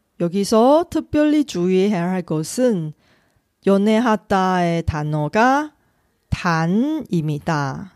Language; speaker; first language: Korean; non-native, fluent; Chinese